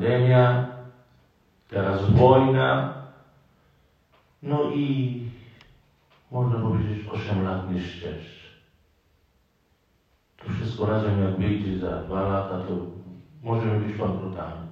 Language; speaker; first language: Polish; non-native, fluent; Arabic